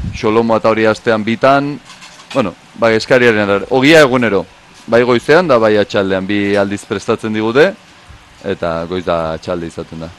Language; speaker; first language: Basque; native; Basque